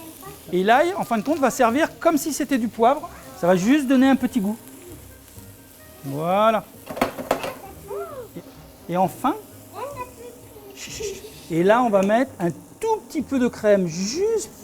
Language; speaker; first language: French; native; French